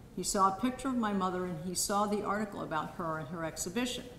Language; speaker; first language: English; native; English